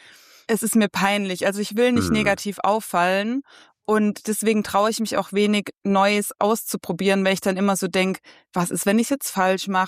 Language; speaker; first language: German; native; German